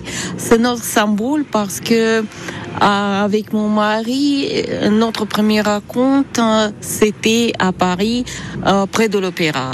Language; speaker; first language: French; non-native, learner; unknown